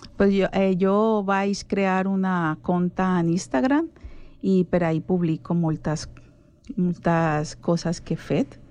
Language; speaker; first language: Catalan; non-native, learner; Spanish